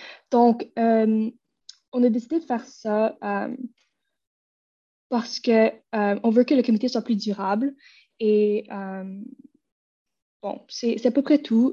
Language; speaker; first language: French; native; French